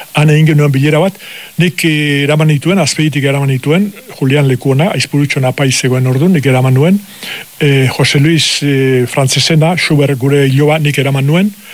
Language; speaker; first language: Basque; native; Basque